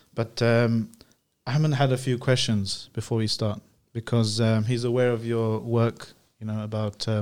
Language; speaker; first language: English; native; English